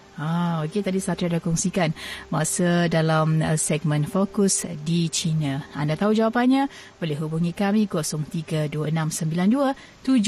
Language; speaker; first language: Malay; native; Malay